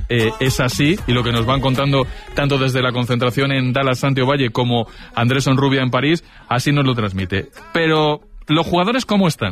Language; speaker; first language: Spanish; native; Spanish